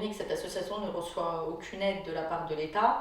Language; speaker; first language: French; native; French